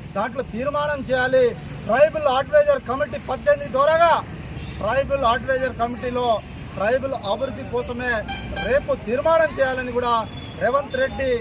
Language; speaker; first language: Telugu; non-native, local second language; Lambadi